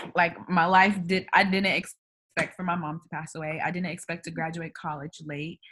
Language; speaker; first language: English; native; English